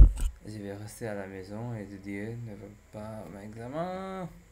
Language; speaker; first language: French; non-native, learner; English